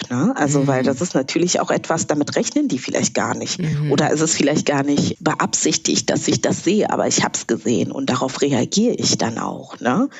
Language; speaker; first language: German; early bilingual, other home language; Kinyarwanda